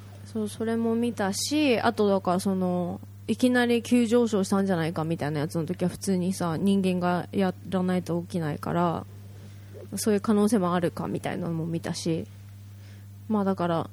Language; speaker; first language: Japanese; native; Japanese